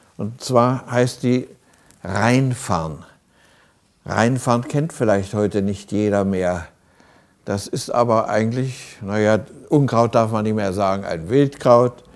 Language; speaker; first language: German; native; German